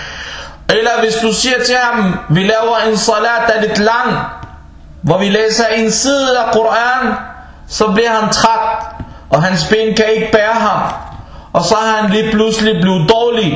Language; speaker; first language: Danish; non-native, local second language; Arabic